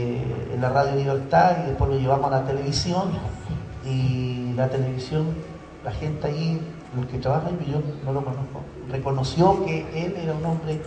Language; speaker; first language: Spanish; native; Spanish